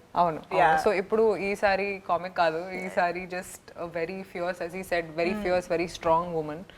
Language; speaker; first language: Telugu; non-native, fluent; Hindi